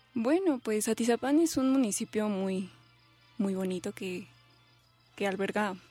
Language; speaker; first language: Spanish; native; Spanish